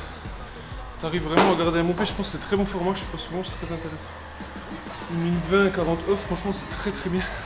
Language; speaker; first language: French; native; French